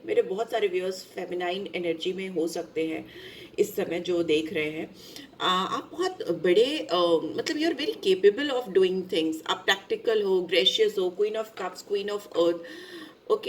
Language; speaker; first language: Hindi; native; Hindi